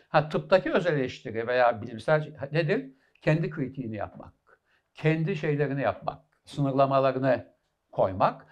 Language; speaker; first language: Turkish; native; Turkish